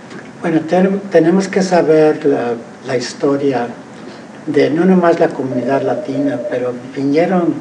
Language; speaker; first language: Spanish; early bilingual, heritage; Spanish